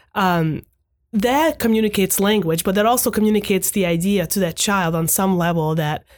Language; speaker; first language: English; non-native, fluent; Hungarian